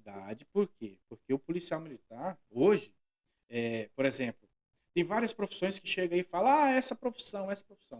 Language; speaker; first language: Portuguese; native; Portuguese